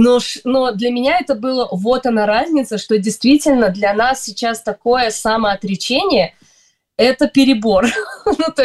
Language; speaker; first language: Russian; native; Russian